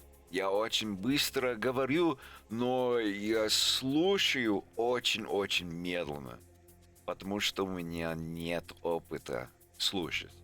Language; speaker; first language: Russian; non-native, learner; English